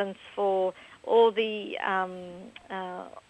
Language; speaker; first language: English; native; English